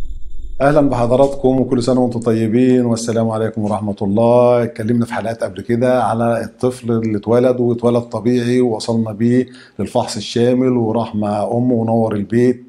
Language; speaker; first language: Arabic; native; Arabic